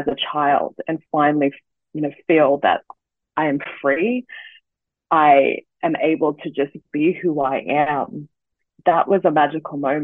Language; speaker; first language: English; native; English